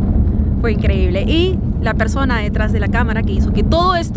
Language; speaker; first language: Spanish; native; Spanish